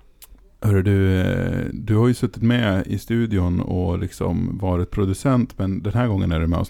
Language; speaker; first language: Swedish; native; Swedish